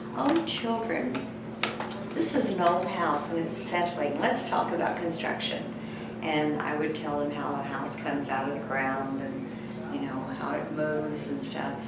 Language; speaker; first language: English; native; English